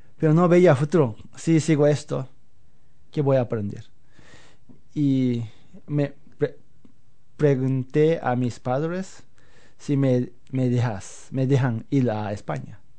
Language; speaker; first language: Spanish; non-native, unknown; Japanese